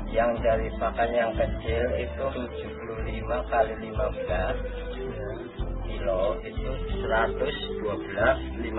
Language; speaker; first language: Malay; non-native, local second language; Javanese